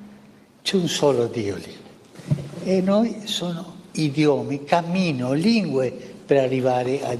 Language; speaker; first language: Italian; early bilingual, heritage; Spanish